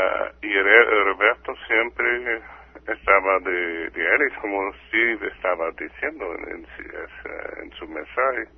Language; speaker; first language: Spanish; non-native, fluent; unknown